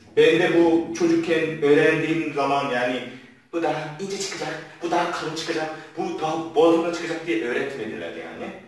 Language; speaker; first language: Turkish; non-native, fluent; Korean